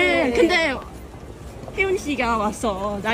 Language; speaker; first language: Korean; non-native, learner; Cantonese